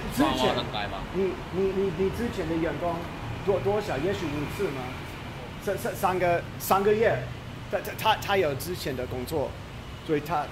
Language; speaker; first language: Chinese; non-native, learner; English